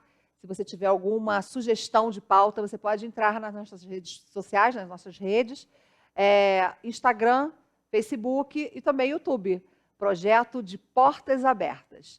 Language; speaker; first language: Portuguese; native; Portuguese